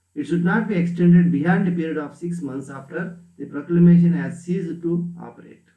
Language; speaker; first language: English; non-native, local second language; Kannada